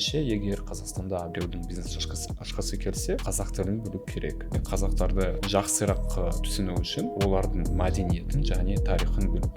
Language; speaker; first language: Kazakh; non-native, local second language; Russian